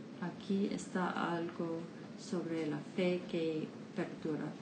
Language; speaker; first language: Spanish; non-native, learner; English